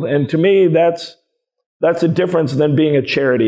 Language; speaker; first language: English; native; English